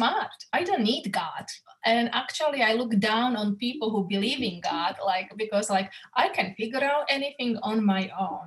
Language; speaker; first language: English; non-native, fluent; Slovak